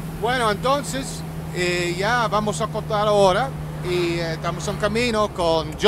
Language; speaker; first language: Spanish; non-native, learner; English